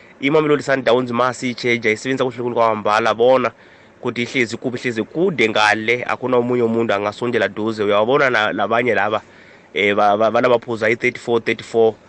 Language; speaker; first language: Zulu; non-native, local second language; South Ndebele